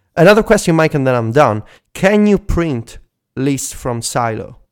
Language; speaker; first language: English; non-native, fluent; Italian